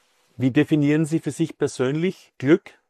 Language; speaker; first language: German; native; German